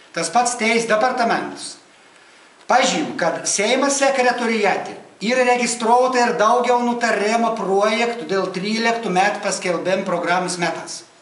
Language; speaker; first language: Lithuanian; native; Lithuanian